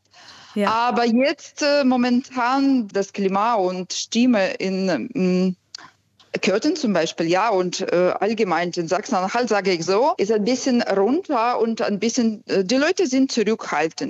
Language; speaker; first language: German; non-native, fluent; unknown